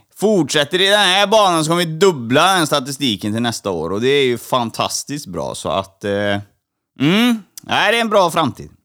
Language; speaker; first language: Swedish; native; Swedish